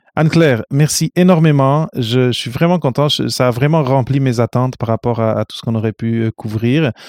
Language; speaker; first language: French; non-native, fluent; Portuguese